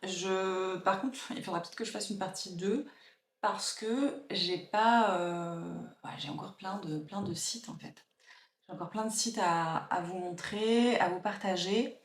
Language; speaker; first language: French; native; French